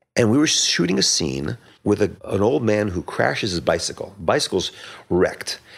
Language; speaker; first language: English; native; English